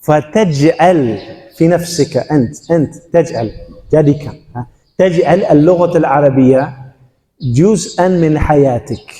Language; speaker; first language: Arabic; non-native, fluent; Dutch